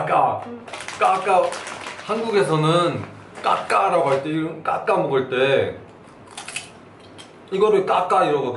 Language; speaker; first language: Korean; native; Korean